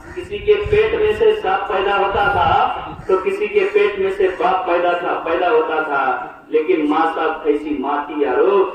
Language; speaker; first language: Hindi; non-native, local second language; Marathi